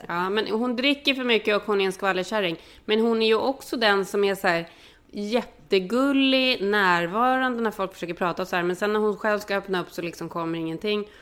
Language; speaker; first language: Swedish; native; Swedish